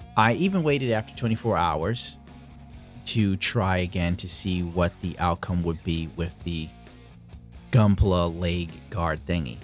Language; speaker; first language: English; native; English